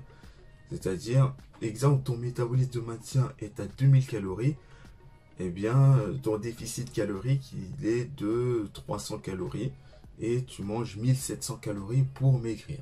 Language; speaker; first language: French; native; French